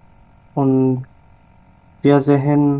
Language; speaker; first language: German; non-native, learner; Bangla